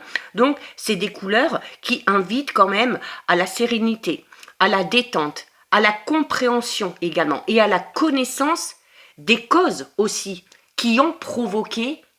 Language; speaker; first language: French; native; French